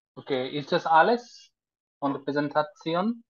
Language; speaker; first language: German; non-native, fluent; Bangla